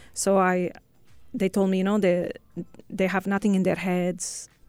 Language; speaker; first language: English; non-native, fluent; Portuguese